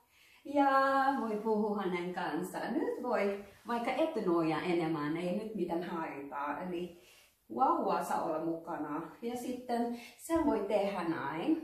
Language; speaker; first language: Finnish; non-native, learner; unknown